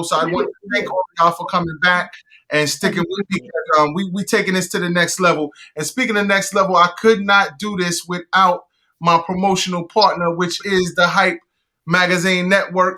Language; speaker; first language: English; native; English